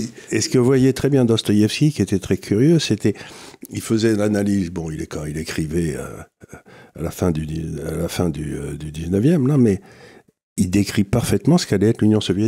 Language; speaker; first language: French; native; French